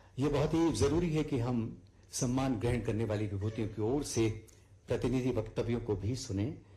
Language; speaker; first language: Hindi; native; Hindi